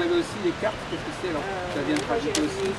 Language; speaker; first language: French; native; French